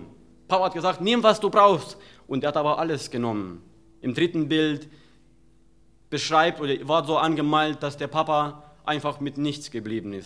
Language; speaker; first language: German; non-native, fluent; Romanian